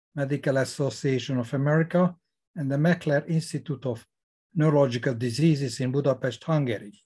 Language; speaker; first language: English; non-native, fluent; Hungarian